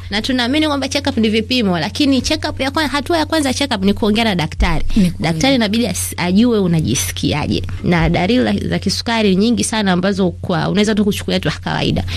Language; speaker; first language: Swahili; native; Swahili